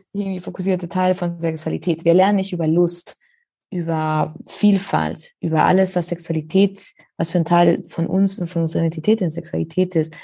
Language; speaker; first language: German; non-native, fluent; Spanish